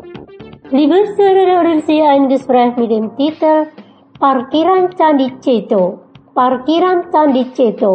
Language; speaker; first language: German; non-native, fluent; Indonesian